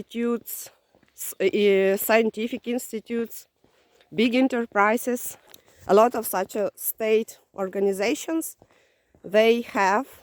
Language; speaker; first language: English; non-native, fluent; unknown